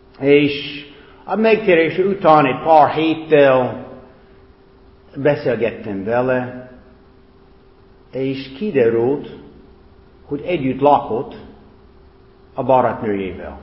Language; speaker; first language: Hungarian; non-native, fluent; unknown